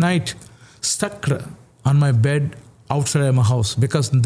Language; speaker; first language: English; non-native, local second language; Telugu